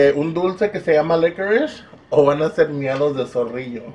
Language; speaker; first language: Spanish; early bilingual, other home language; English